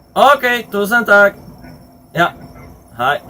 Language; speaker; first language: Swedish; non-native, learner; Polish